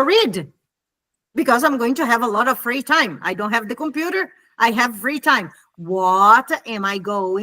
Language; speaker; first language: English; non-native, fluent; Italian